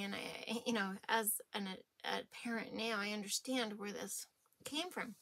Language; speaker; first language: English; native; English